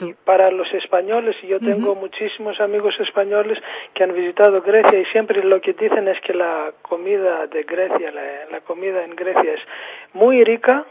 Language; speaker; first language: Spanish; non-native, fluent; Greek